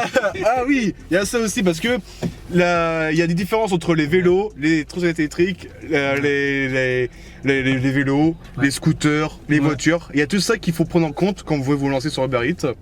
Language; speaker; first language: French; native; French